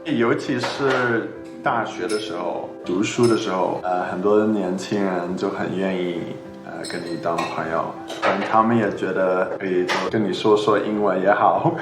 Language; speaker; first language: Chinese; non-native, fluent; English